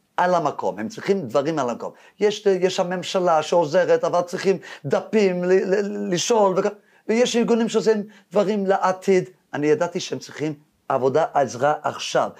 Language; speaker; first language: Hebrew; non-native, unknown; English